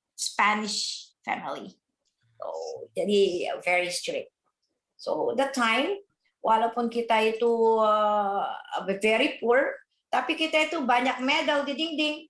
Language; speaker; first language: Indonesian; non-native, fluent; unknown